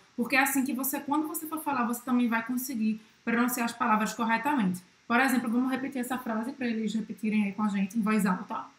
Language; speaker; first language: Portuguese; native; Portuguese